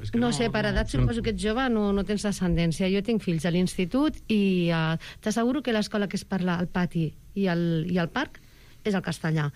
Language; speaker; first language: Catalan; native; Catalan